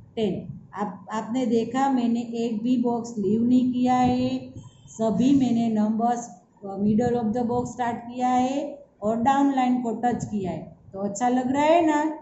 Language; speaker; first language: Hindi; non-native, local second language; Gujarati